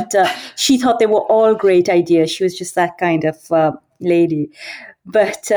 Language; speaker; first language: English; native; English